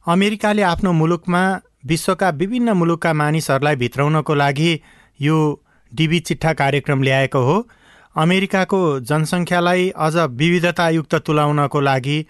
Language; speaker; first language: Nepali; native; Nepali